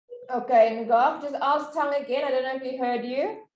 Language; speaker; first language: English; non-native, fluent; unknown